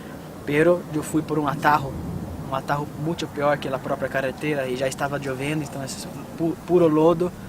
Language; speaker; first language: Spanish; non-native, fluent; Portuguese